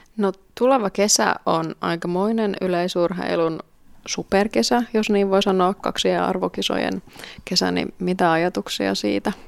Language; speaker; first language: Finnish; native; Finnish